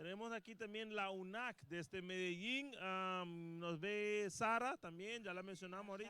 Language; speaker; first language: Spanish; native; Spanish